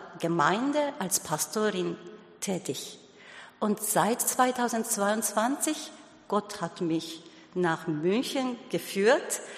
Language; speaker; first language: German; non-native, learner; Japanese